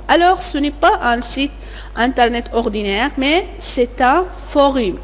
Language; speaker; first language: French; non-native, fluent; Arabic